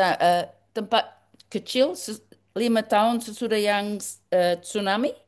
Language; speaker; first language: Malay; non-native, learner; English